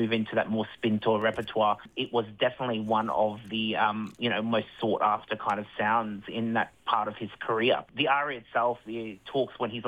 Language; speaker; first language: English; native; English